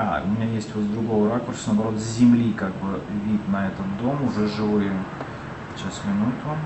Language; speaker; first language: Russian; native; Russian